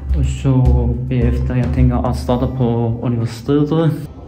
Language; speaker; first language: Danish; non-native, learner; Arabic